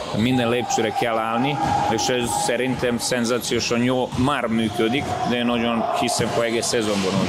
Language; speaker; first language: Hungarian; non-native, fluent; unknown